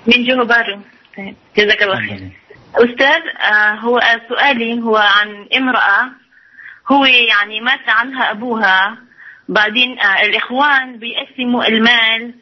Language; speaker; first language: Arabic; non-native, learner; Malay